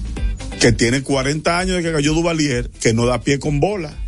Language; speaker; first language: Spanish; native; Spanish